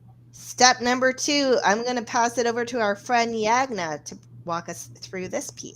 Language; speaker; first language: English; native; English